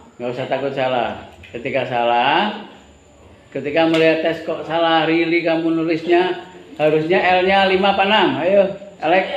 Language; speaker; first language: Indonesian; native; Indonesian